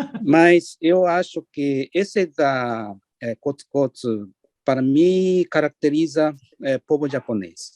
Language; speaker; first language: Portuguese; non-native, learner; Japanese